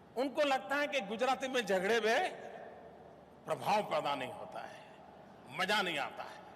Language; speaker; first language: Hindi; non-native, local second language; Gujarati